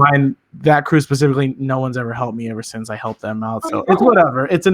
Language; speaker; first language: English; native; English